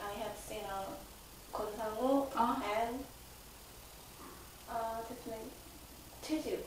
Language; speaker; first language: English; non-native, learner; Korean